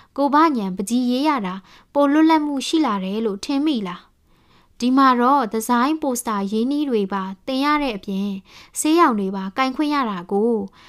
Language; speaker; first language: Burmese; native; Burmese